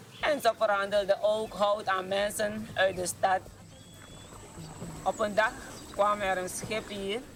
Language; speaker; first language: Dutch; non-native, local second language; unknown